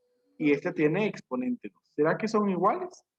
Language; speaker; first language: Spanish; native; Spanish